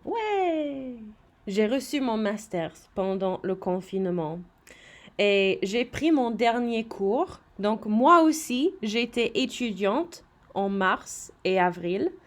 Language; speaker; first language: French; non-native, fluent; English